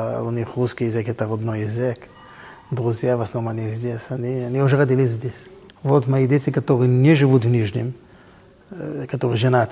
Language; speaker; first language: Russian; non-native, fluent; Hebrew